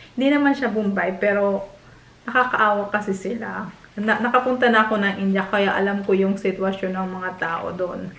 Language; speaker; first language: Filipino; native; Filipino